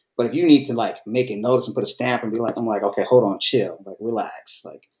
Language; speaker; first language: English; native; English